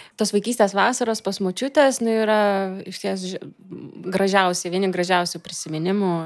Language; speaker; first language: Lithuanian; non-native, local second language; Russian